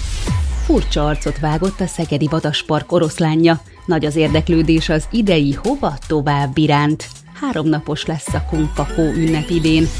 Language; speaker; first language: Hungarian; native; Hungarian